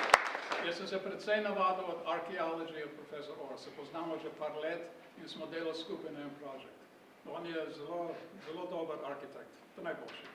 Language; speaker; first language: Slovenian; early bilingual, heritage; Slovenian